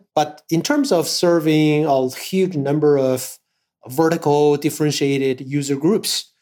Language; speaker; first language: English; non-native, fluent; Chinese